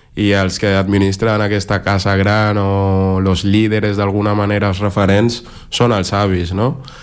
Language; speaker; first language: Catalan; early bilingual, other home language; Serer